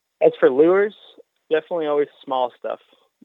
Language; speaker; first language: English; native; English